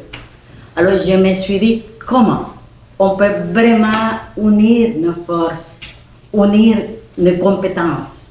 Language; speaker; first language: French; non-native, fluent; Spanish